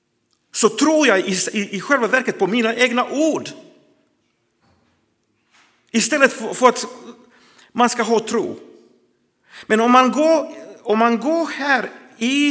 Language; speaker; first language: Swedish; non-native, fluent; Croatian